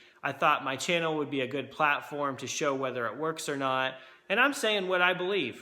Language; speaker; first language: English; native; English